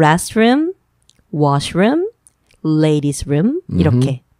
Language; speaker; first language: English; non-native, local second language; Korean